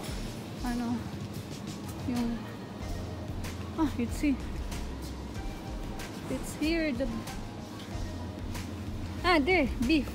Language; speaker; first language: English; non-native, learner; Filipino